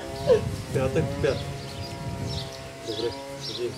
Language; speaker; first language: Bulgarian; non-native, learner; Russian